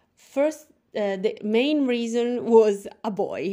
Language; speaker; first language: English; non-native, fluent; Italian